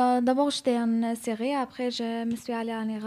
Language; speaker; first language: French; non-native, learner; Arabic